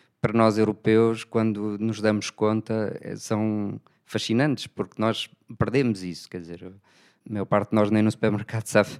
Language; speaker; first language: Portuguese; native; Portuguese